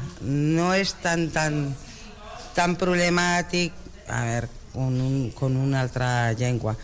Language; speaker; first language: Catalan; non-native, fluent; Spanish